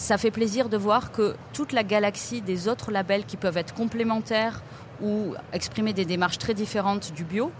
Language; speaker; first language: French; native; French